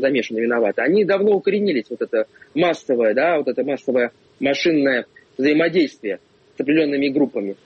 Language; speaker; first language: Russian; native; Russian